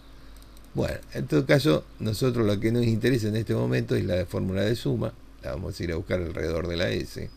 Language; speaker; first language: Spanish; native; Spanish